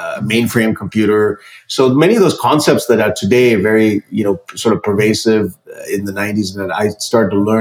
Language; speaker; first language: English; non-native, local second language; Malayalam